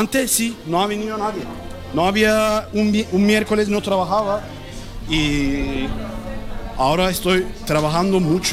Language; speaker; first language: Spanish; non-native, learner; Turkish